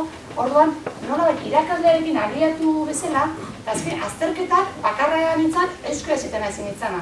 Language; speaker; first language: Basque; native; Basque